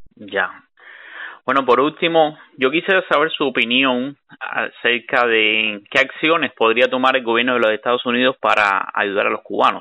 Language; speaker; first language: Spanish; native; Spanish